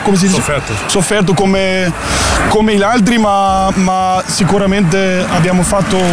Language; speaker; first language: Italian; non-native, learner; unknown